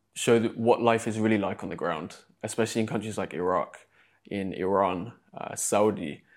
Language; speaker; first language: English; native; English